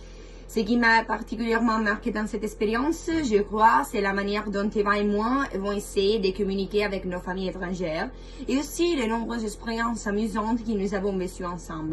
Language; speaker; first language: French; non-native, fluent; Italian